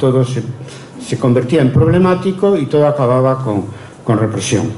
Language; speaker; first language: Spanish; non-native, local second language; Galician